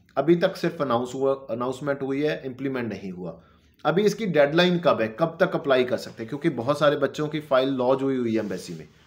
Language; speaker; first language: Hindi; non-native, local second language; Punjabi